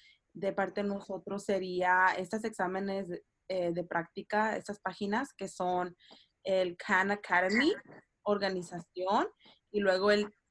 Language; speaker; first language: Spanish; early bilingual, heritage; Spanish